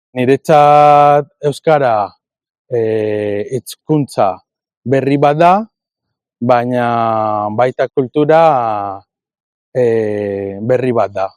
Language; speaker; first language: Basque; non-native, learner; Spanish